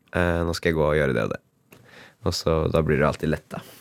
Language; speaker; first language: Norwegian; native; Norwegian